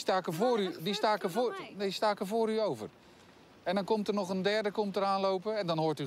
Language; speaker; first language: Dutch; native; Dutch